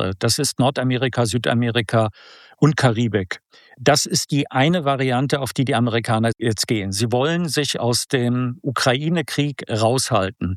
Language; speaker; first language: German; native; German